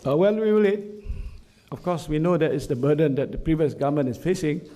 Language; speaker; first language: English; non-native, local second language; Malay